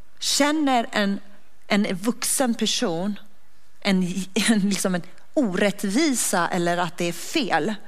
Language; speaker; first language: Swedish; native; Swedish